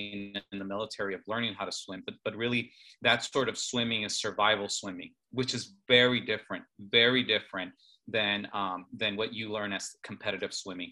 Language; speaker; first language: English; native; English